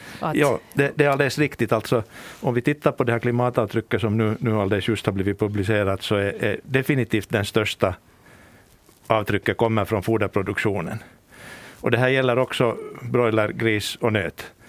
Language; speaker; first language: Swedish; native; Swedish